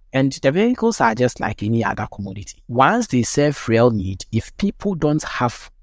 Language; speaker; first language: English; non-native, local second language; Akan